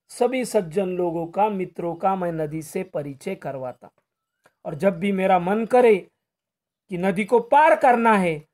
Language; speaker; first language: Hindi; non-native, local second language; Marathi